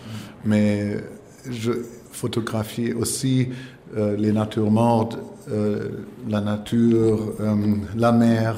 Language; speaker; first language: French; non-native, fluent; German